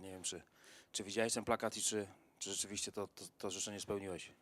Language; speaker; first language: Polish; native; Polish